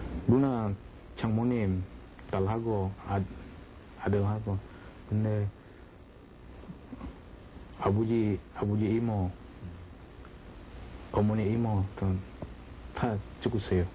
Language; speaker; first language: Korean; non-native, learner; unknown